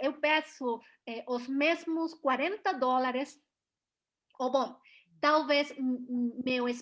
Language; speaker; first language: Portuguese; non-native, learner; Spanish